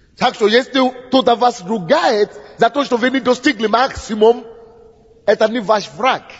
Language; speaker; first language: Russian; non-native, fluent; Yoruba